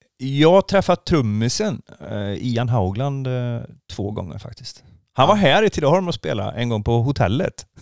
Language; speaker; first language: Swedish; native; Swedish